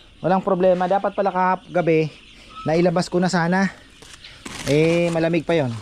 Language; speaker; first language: Filipino; native; Filipino